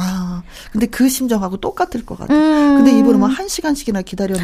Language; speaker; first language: Korean; native; Korean